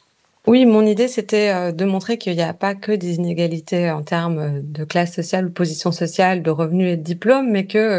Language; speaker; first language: French; native; French